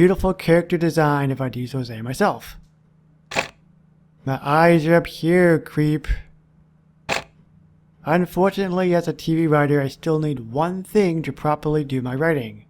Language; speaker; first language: English; native; English